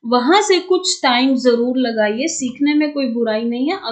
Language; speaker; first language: Hindi; native; Hindi